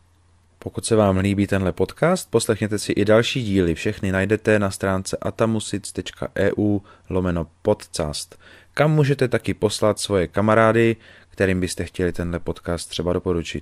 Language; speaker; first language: Czech; native; Czech